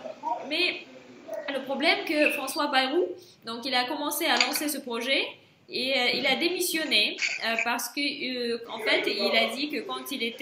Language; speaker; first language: French; non-native, fluent; Russian